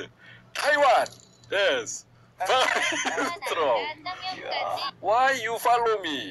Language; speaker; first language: English; non-native, learner; Korean